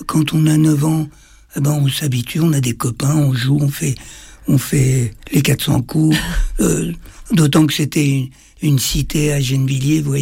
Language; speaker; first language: French; native; French